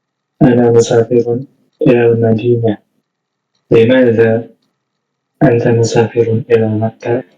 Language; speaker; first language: Arabic; non-native, learner; Indonesian